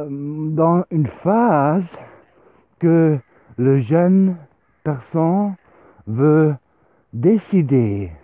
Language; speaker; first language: French; non-native, learner; Swiss German